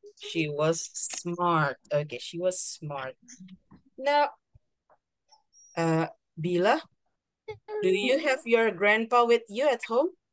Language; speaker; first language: English; non-native, fluent; Indonesian